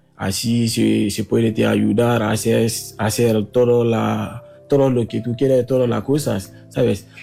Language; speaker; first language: Spanish; non-native, learner; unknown